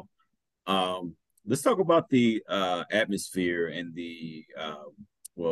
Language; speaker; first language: English; native; English